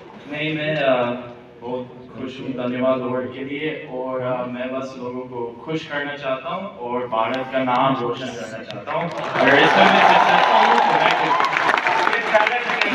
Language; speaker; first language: Hindi; non-native, fluent; English